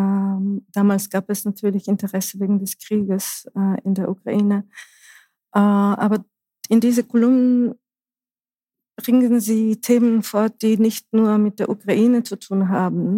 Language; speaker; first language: German; non-native, fluent; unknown